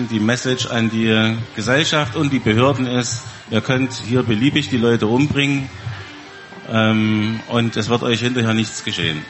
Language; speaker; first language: German; native; German